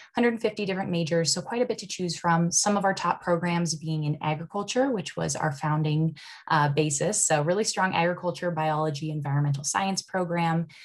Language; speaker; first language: English; native; English